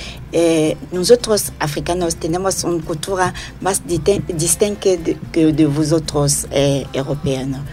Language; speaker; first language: Spanish; non-native, learner; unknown